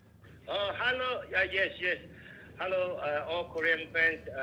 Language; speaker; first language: English; non-native, learner; Chinese